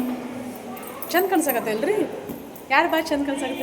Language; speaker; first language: Kannada; native; Kannada